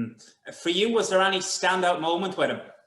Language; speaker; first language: English; native; English